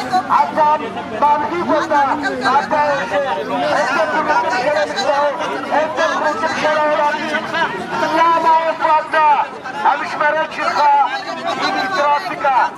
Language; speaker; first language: Hebrew; non-native, learner; Amharic